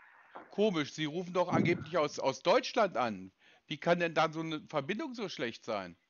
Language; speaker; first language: German; native; German